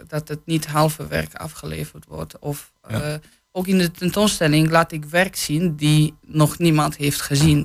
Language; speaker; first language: Dutch; non-native, fluent; Polish